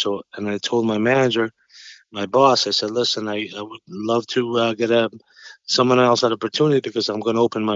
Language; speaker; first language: English; non-native, fluent; Albanian